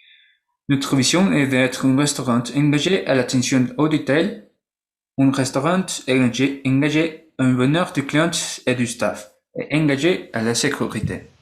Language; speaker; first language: French; non-native, learner; Spanish